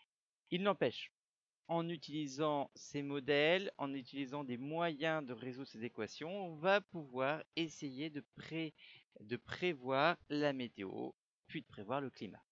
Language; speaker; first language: French; native; French